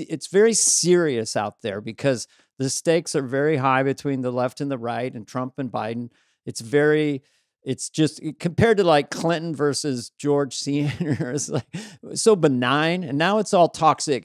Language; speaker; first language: English; native; English